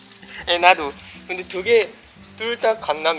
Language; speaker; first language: Korean; non-native, fluent; Japanese